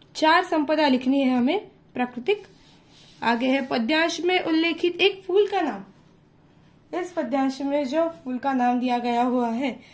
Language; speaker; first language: Hindi; non-native, local second language; Marathi